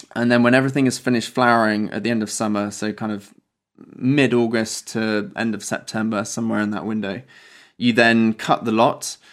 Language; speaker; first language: English; native; English